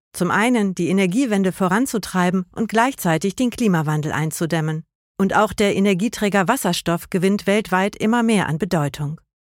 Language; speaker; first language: German; native; German